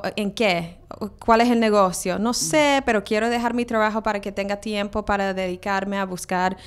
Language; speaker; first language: Spanish; non-native, fluent; English